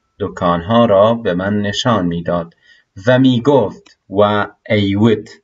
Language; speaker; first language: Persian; non-native, fluent; Central Kurdish